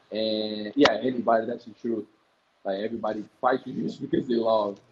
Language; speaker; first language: English; non-native, fluent; Portuguese